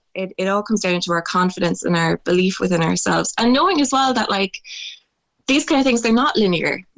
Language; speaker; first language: English; native; English